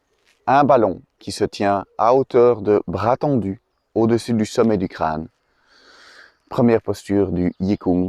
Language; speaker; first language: French; native; French